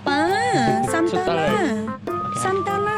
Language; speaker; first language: Korean; non-native, learner; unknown